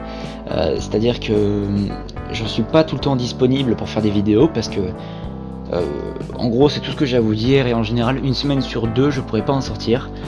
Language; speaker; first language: French; native; French